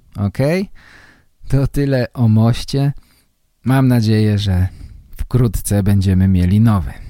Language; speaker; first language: Polish; native; Polish